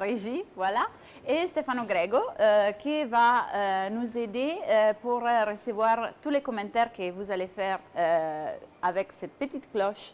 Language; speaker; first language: French; non-native, fluent; Italian